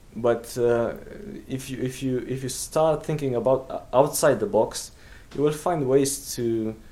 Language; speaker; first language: English; non-native, fluent; Romanian